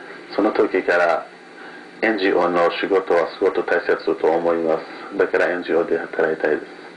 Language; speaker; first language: Japanese; non-native, learner; Kurdish